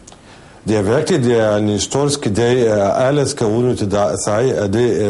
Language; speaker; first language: Danish; non-native, fluent; Kurdish